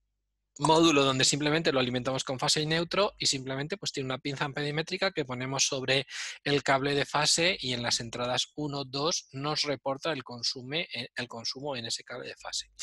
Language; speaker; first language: Spanish; native; Spanish